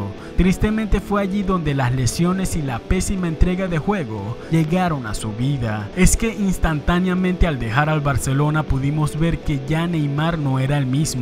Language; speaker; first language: Spanish; native; Spanish